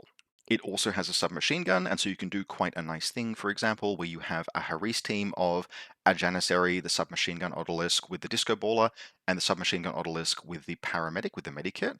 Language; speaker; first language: English; native; English